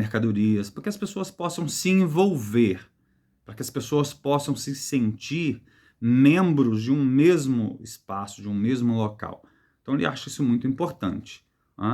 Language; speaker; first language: Portuguese; native; Portuguese